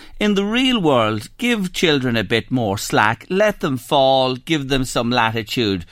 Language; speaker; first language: English; native; English